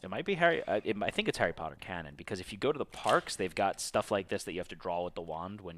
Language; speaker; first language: English; native; English